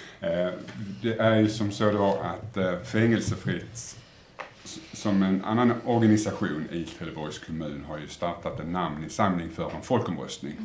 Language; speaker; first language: Swedish; native; Swedish